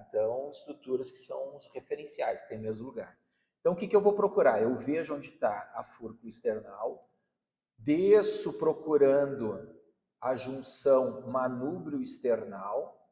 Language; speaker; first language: Portuguese; native; Portuguese